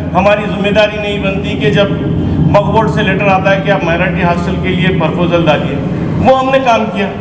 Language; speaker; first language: Hindi; non-native, local second language; Urdu